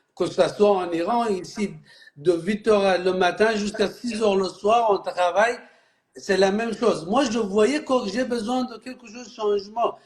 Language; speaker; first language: French; non-native, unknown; Persian